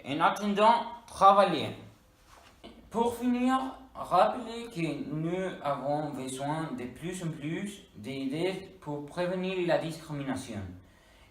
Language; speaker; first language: French; non-native, learner; Spanish